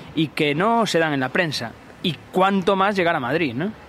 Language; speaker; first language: Spanish; native; Spanish